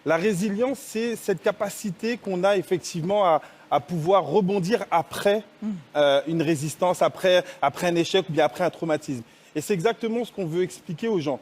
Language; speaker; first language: French; native; French